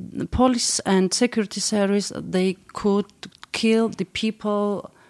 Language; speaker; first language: English; non-native, learner; Georgian